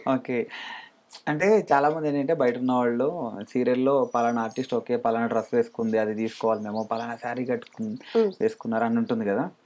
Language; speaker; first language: Telugu; native; Telugu